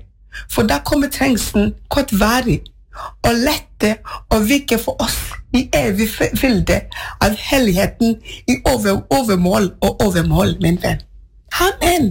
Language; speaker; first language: Norwegian; non-native, fluent; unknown